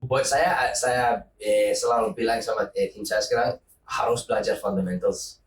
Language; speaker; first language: Indonesian; non-native, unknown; English